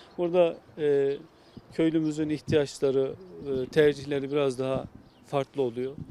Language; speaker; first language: Turkish; native; Turkish